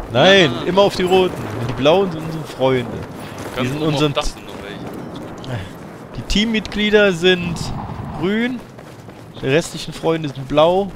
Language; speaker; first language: German; native; German